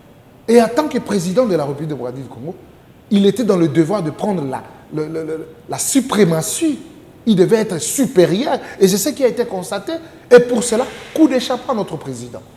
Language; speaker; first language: French; non-native, local second language; Lingala